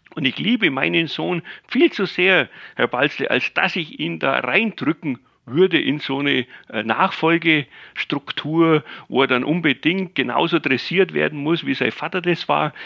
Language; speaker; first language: German; native; German